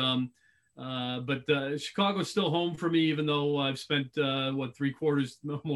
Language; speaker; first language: English; native; English